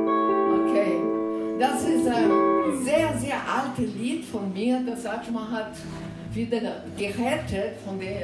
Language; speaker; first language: German; non-native, fluent; Portuguese